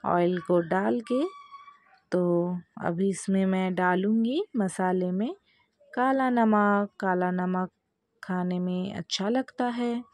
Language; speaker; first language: Hindi; non-native, local second language; Bangla